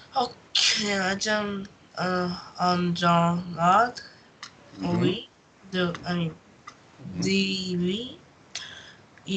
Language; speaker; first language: French; non-native, learner; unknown